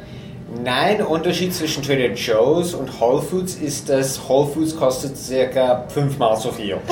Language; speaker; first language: German; non-native, fluent; English